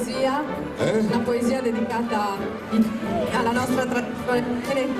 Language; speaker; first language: Italian; native; Italian